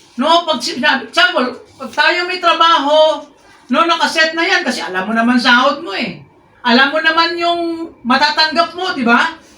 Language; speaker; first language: Filipino; non-native, local second language; Hiligaynon